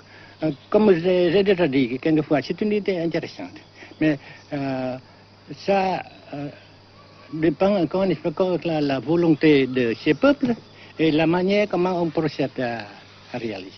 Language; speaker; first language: French; non-native, local second language; Vietnamese